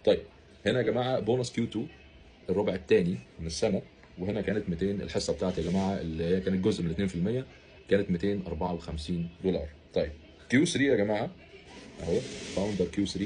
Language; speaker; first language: Arabic; native; Arabic